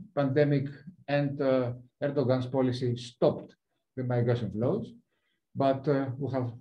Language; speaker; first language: English; non-native, fluent; Italian